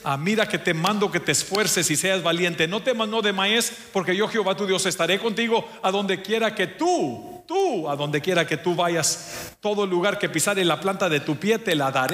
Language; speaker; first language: Spanish; early bilingual, heritage; Spanish